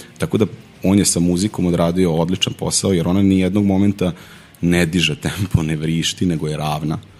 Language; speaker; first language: Serbian; native; Serbian